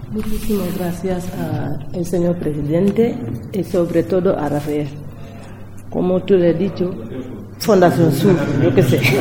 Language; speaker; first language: Spanish; non-native, learner; French